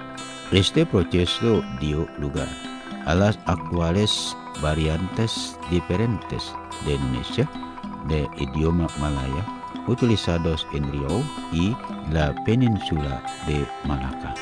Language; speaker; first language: Spanish; non-native, learner; Indonesian